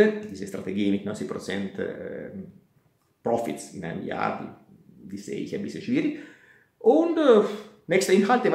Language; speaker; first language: German; non-native, fluent; Italian